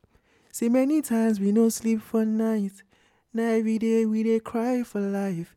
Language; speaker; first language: English; non-native, local second language; Yoruba